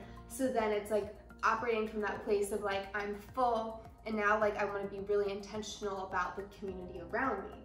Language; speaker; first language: English; native; English